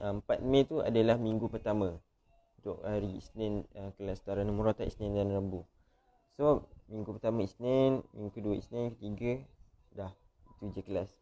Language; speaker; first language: Malay; native; Malay